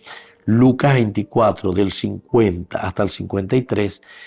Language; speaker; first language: Spanish; native; Spanish